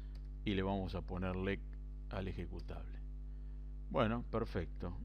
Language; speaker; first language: Spanish; native; Spanish